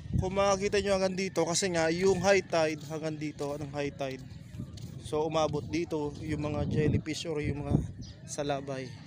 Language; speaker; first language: Filipino; non-native, local second language; Bikol